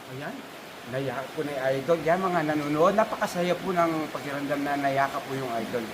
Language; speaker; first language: Filipino; native; Filipino